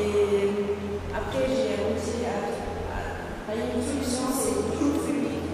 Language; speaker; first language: French; non-native, local second language; Arabic